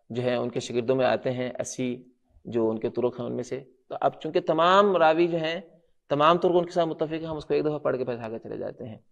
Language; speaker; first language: Urdu; non-native, local second language; Punjabi